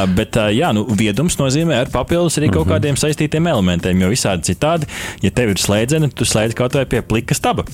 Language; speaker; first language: Latvian; native; Latvian